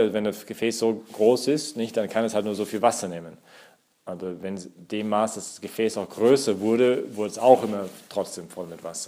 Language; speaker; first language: German; native; German